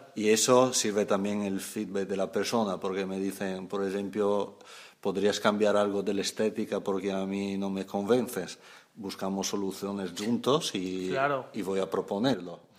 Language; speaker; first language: Spanish; non-native, fluent; Italian